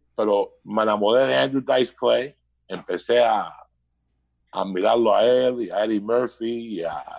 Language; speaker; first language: Spanish; early bilingual, heritage; Spanish